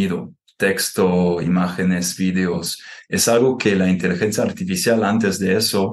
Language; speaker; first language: Spanish; non-native, fluent; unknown